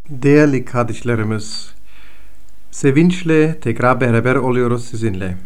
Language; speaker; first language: Turkish; non-native, fluent; Bulgarian